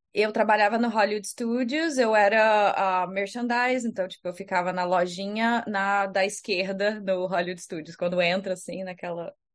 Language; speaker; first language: Portuguese; native; Portuguese